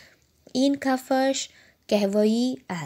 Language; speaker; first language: Persian; non-native, fluent; Urdu